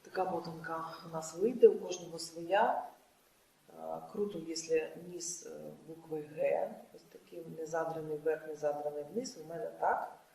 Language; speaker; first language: Ukrainian; non-native, local second language; Russian